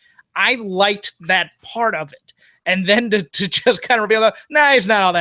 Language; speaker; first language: English; native; English